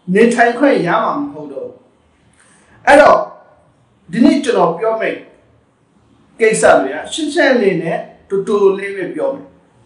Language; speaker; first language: Burmese; non-native, local second language; Rohingya